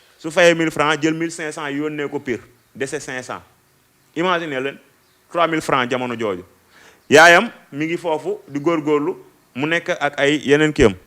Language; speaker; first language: Wolof; native; Wolof